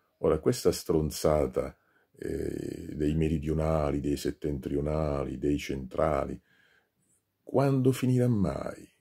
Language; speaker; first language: Italian; native; Italian